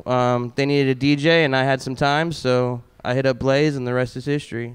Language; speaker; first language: English; native; English